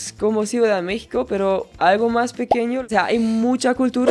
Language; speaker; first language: Spanish; non-native, fluent; German